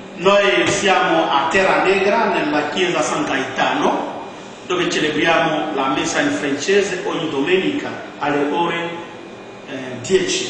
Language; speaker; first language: Italian; non-native, fluent; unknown